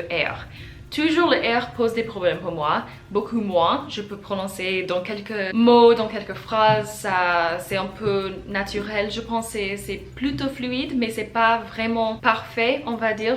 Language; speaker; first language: French; non-native, learner; English